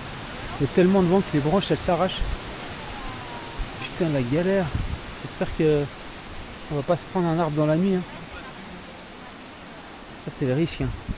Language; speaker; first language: French; native; French